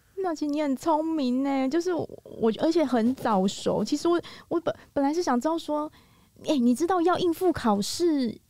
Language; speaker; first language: Chinese; native; Chinese